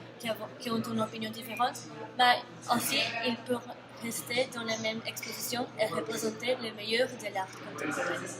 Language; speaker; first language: French; non-native, learner; Spanish